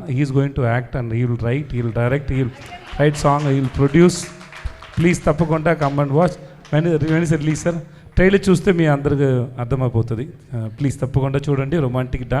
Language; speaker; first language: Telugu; non-native, learner; Tamil